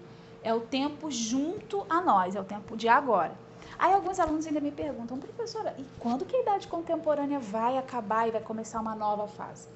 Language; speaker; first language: Portuguese; native; Portuguese